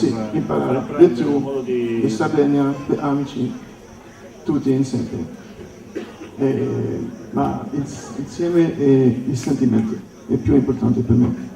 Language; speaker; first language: Italian; non-native, learner; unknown